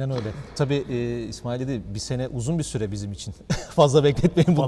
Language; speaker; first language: Turkish; native; Turkish